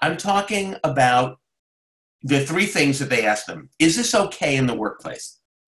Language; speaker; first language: English; native; English